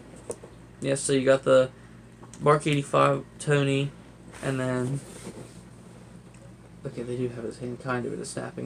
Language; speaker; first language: English; native; English